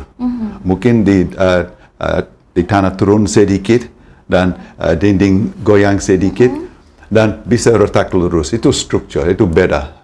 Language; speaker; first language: Indonesian; non-native, fluent; English